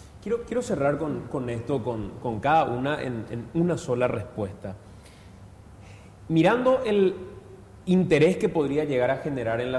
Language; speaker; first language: Spanish; native; Spanish